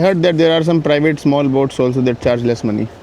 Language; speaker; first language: English; non-native, local second language; Hindi